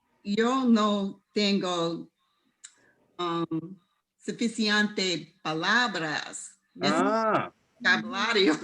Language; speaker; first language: Spanish; non-native, learner; English